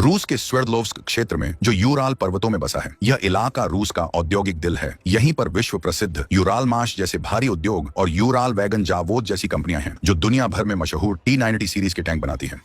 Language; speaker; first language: Hindi; native; Hindi